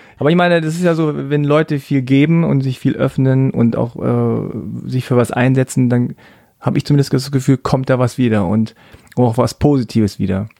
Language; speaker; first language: German; early bilingual, other home language; Korean